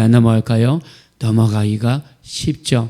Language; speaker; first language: Korean; native; Korean